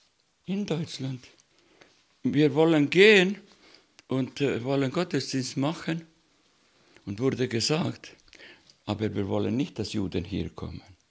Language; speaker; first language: German; non-native, learner; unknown